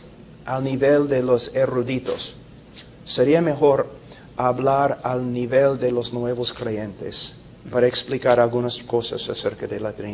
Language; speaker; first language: Spanish; non-native, fluent; English